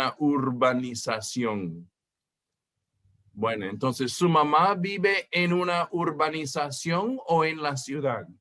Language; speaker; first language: Spanish; non-native, fluent; English